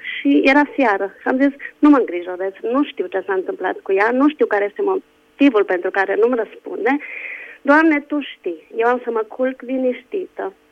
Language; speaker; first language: Romanian; native; Romanian